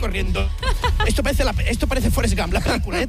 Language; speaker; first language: Spanish; native; Spanish